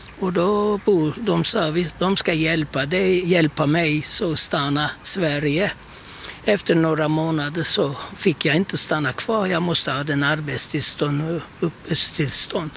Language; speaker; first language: Swedish; non-native, fluent; Turkish